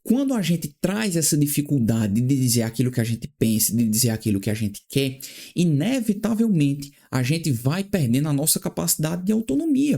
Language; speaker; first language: Portuguese; native; Portuguese